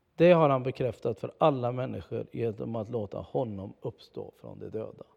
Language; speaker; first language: Swedish; native; Swedish